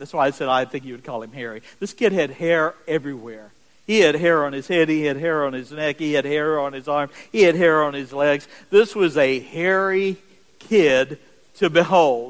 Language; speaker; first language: English; native; English